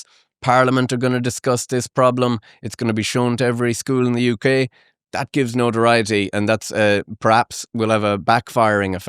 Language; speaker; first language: English; native; English